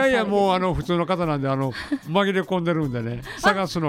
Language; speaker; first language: Japanese; native; Japanese